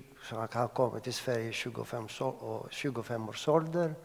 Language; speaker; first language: Swedish; non-native, fluent; Greek